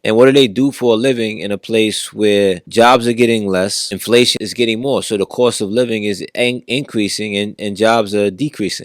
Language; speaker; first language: English; native; English